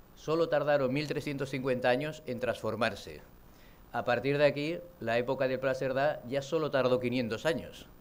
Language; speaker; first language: Spanish; native; Spanish